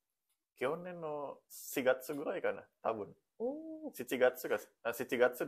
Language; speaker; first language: Japanese; non-native, fluent; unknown